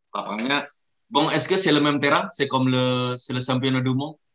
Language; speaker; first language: French; non-native, learner; Indonesian